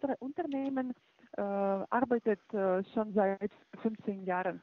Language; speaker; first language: German; non-native, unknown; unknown